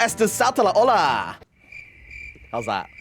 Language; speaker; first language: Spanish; non-native, learner; English